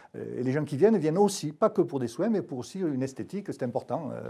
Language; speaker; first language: French; native; French